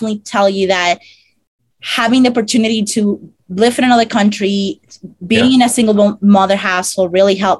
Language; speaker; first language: English; non-native, fluent; Spanish